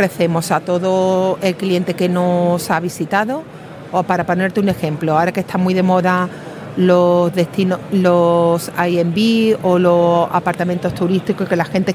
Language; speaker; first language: Spanish; native; Spanish